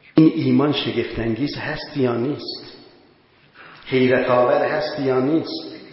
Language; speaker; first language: Persian; non-native, local second language; Azerbaijani